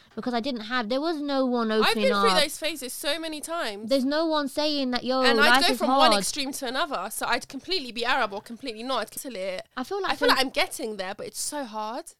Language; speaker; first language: English; early bilingual, other home language; Arabic